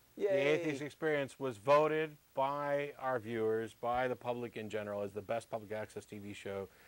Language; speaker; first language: English; native; English